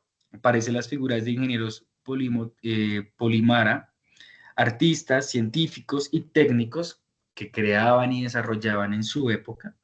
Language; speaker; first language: Spanish; native; Spanish